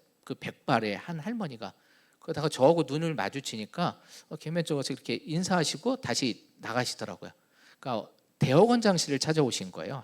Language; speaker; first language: Korean; native; Korean